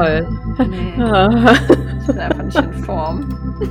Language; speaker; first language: German; native; German